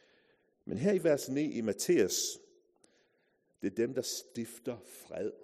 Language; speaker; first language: Danish; non-native, fluent; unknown